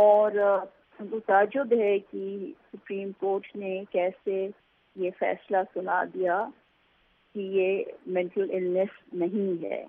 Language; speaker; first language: Urdu; native; Urdu